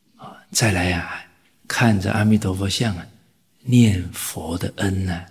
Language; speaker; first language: Chinese; native; Chinese